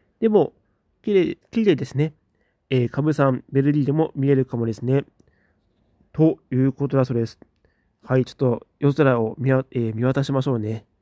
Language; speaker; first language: Japanese; native; Japanese